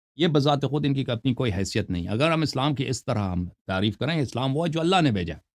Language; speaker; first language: Urdu; non-native, fluent; Persian